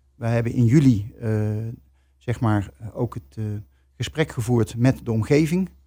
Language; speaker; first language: English; non-native, fluent; Dutch